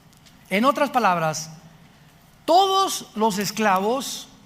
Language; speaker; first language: Spanish; native; Spanish